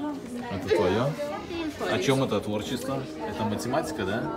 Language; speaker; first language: Russian; native; Russian